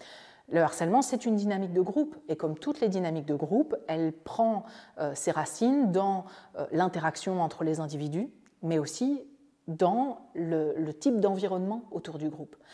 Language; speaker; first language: French; native; French